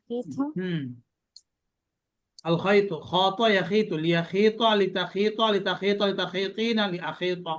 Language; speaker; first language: Arabic; non-native, fluent; Bangla